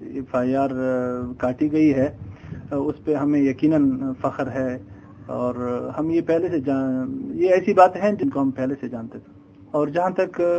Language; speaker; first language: Urdu; non-native, local second language; Pashto